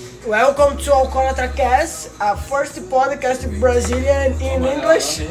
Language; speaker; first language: English; non-native, learner; Portuguese